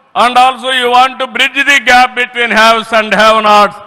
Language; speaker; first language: English; non-native, local second language; Telugu